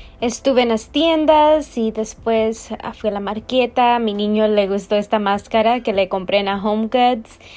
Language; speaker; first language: Spanish; early bilingual, heritage; Spanish